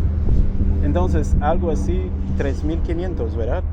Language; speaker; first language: Spanish; non-native, learner; English